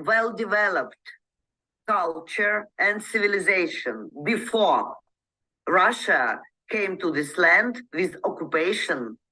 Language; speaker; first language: English; non-native, learner; Ukrainian